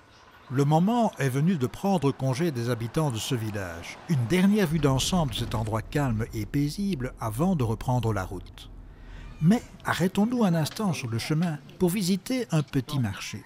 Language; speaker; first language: French; native; French